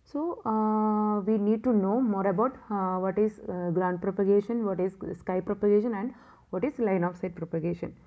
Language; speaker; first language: English; non-native, local second language; Malayalam